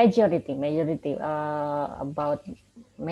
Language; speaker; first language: English; non-native, learner; Indonesian